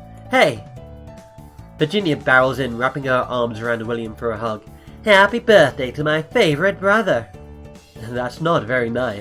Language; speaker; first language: English; native; English